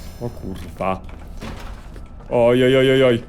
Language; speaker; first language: Polish; native; Polish